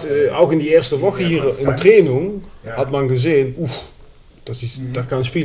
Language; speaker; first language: German; non-native, fluent; Dutch